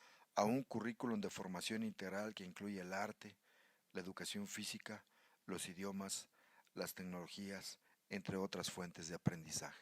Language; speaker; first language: Spanish; native; Spanish